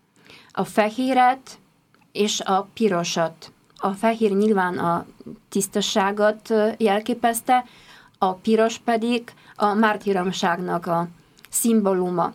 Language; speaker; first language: Hungarian; non-native, fluent; Polish